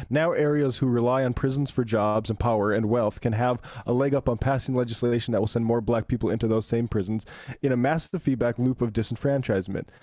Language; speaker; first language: English; native; English